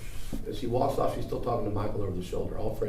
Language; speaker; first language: English; native; English